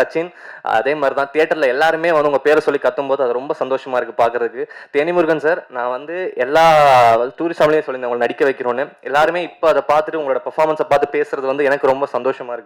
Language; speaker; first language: Tamil; native; Tamil